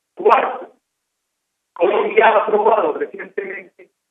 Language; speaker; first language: Spanish; native; Spanish